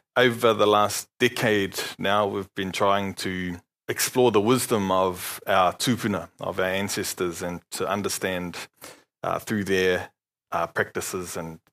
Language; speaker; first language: English; native; English